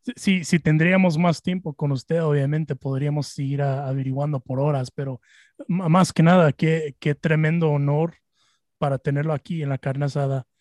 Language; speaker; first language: Spanish; early bilingual, heritage; Spanish